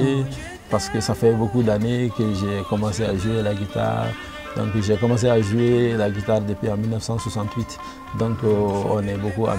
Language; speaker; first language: French; non-native, local second language; Bambara